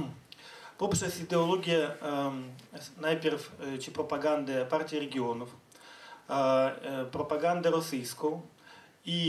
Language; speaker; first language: Polish; non-native, fluent; Ukrainian